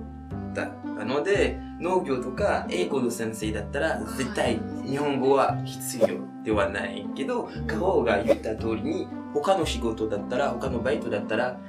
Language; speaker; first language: Japanese; non-native, fluent; French